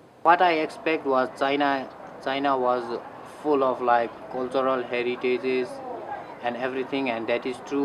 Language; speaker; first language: English; non-native, fluent; Nepali